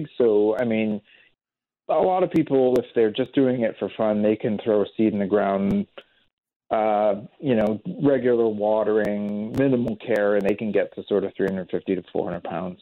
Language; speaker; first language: English; native; English